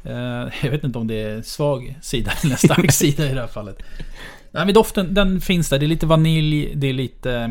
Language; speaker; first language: Swedish; native; Swedish